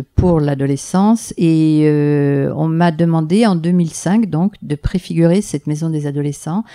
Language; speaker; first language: French; native; French